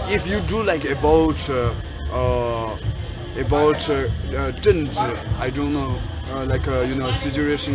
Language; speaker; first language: English; non-native, learner; Tibetan